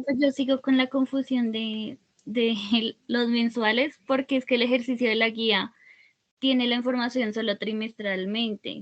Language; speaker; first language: Spanish; native; Spanish